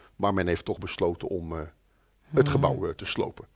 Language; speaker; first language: Dutch; native; Dutch